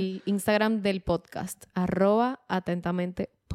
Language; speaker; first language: Spanish; native; Spanish